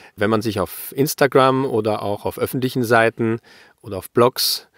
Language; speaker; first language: German; early bilingual, heritage; German